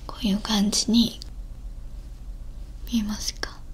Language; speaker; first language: Japanese; non-native, learner; Korean